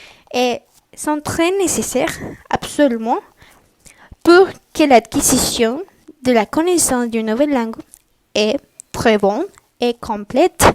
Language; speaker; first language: French; non-native, learner; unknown